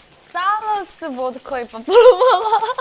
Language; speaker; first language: Russian; non-native, fluent; Korean